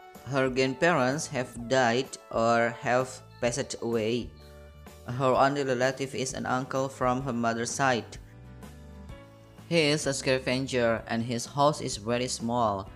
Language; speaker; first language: English; non-native, fluent; Indonesian